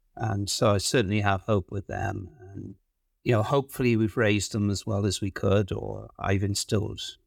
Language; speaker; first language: English; native; English